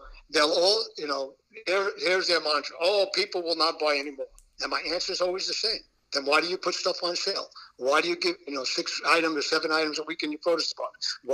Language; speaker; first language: English; native; English